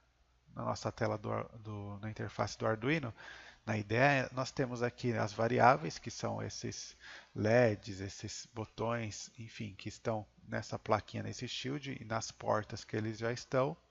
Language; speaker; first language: Portuguese; native; Portuguese